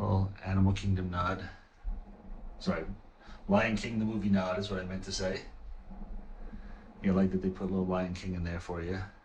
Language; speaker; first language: English; native; English